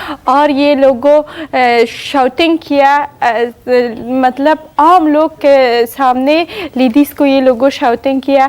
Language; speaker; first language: Hindi; non-native, learner; Persian